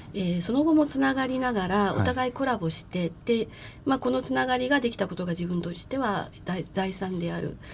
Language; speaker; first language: Japanese; native; Japanese